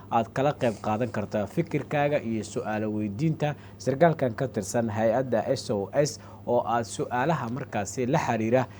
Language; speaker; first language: Somali; native; Somali